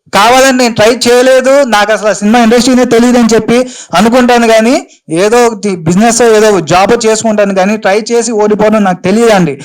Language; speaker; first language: Telugu; native; Telugu